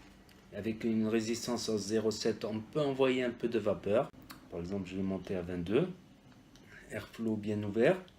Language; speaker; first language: French; native; French